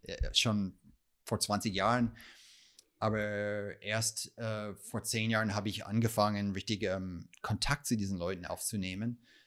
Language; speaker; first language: German; non-native, fluent; English